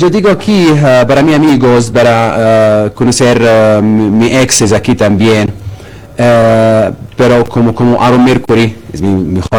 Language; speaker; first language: Spanish; non-native, learner; Arabic